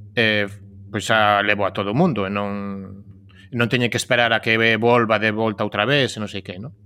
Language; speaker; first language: Galician; native; Galician